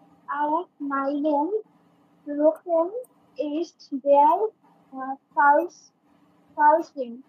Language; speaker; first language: German; non-native, learner; Bangla